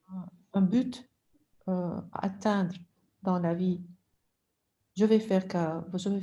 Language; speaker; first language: French; non-native, local second language; Arabic